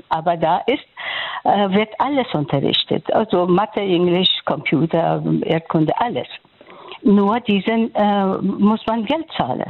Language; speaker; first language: German; non-native, fluent; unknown